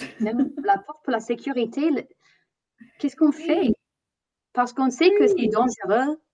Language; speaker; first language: French; non-native, fluent; English